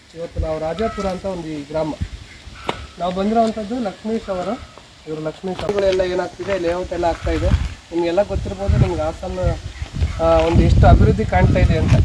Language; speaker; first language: Kannada; native; Kannada